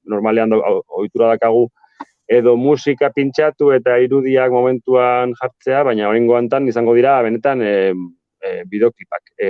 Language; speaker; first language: Basque; native; Basque